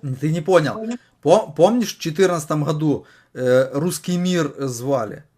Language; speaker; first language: Russian; native; Russian